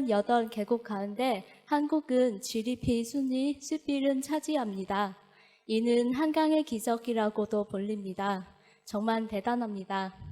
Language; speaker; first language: Korean; non-native, fluent; Vietnamese